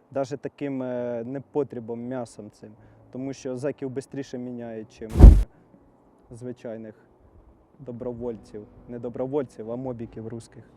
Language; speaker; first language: Ukrainian; non-native, local second language; Russian